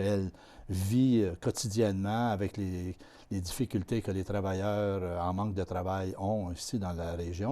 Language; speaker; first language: French; native; French